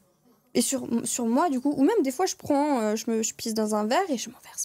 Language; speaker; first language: French; native; French